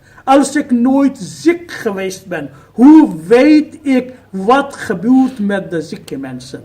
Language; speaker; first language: Dutch; non-native, fluent; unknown